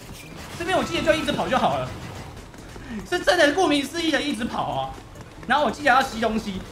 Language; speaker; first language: Chinese; native; Chinese